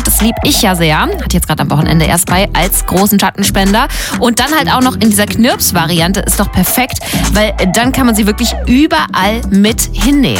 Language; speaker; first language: German; native; German